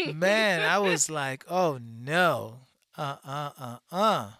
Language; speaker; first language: English; early bilingual, other home language; Haitian Creole